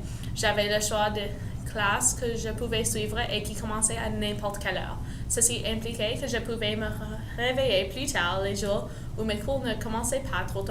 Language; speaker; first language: French; non-native, local second language; English